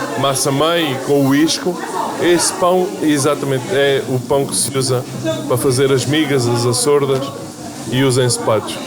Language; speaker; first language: Portuguese; native; Portuguese